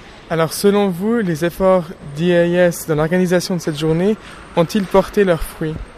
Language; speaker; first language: French; native; French